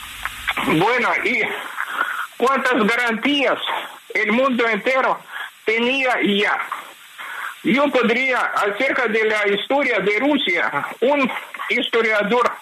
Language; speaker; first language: Spanish; non-native, fluent; Ukrainian